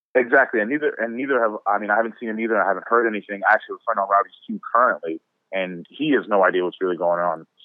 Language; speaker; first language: English; native; English